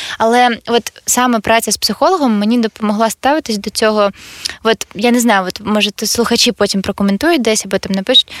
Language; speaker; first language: Ukrainian; non-native, local second language; Russian